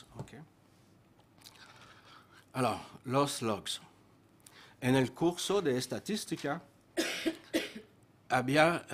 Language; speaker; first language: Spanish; non-native, fluent; French